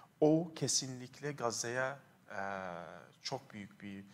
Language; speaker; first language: Turkish; non-native, fluent; Arabic